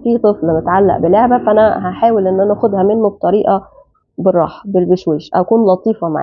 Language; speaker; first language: Arabic; native; Arabic